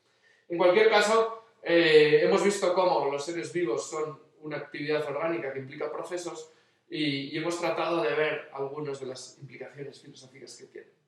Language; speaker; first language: Spanish; native; Spanish